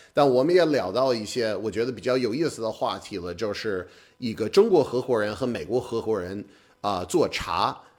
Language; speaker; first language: Chinese; non-native, fluent; English